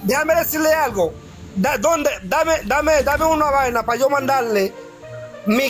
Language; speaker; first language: Spanish; native; Spanish